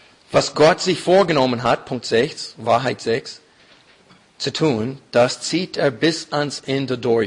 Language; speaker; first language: German; non-native, fluent; English